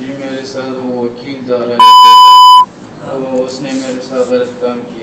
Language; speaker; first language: Hindi; non-native, local second language; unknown